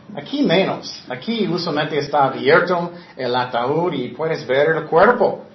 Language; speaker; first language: Spanish; non-native, fluent; English